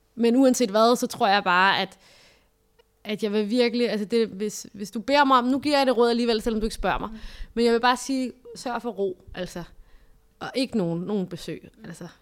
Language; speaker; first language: Danish; native; Danish